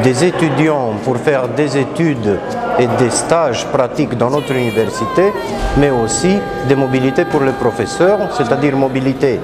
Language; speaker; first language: French; non-native, fluent; Romanian